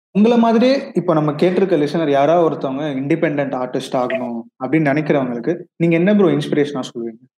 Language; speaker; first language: Tamil; native; Tamil